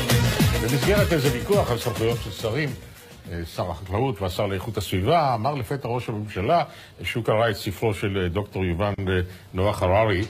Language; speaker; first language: Hebrew; native; Hebrew